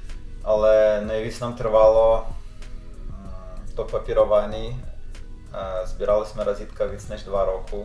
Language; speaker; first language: Czech; non-native, fluent; Russian